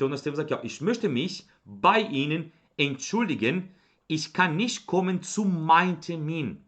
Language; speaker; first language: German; non-native, fluent; Portuguese